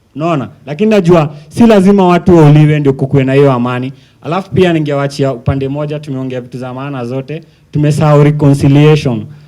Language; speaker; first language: Swahili; native; Swahili